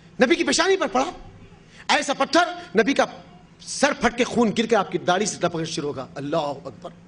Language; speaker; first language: Urdu; native; Urdu